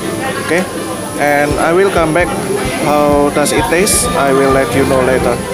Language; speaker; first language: English; non-native, learner; Indonesian